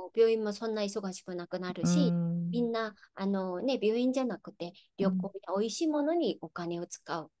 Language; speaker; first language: Japanese; non-native, fluent; Chinese